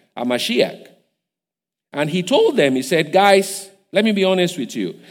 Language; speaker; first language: English; non-native, local second language; Yoruba